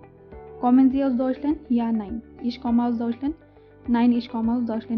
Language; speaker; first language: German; non-native, fluent; Hindi